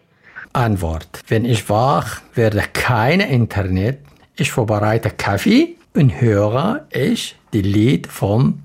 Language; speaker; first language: German; non-native, learner; Arabic